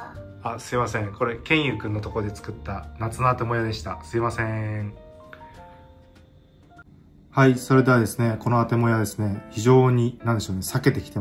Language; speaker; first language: Japanese; native; Japanese